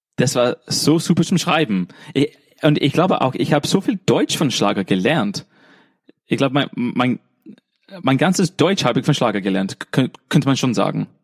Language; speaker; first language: German; non-native, fluent; English